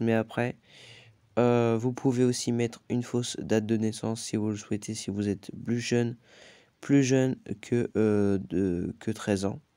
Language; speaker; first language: French; native; French